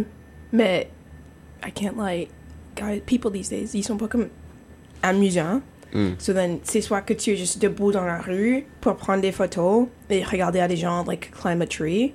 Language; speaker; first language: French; non-native, local second language; English